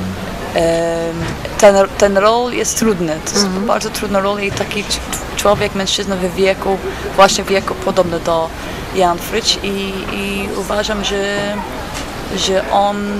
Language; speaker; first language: Polish; non-native, fluent; English